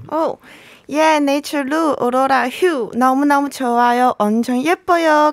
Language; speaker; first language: Korean; non-native, learner; Chinese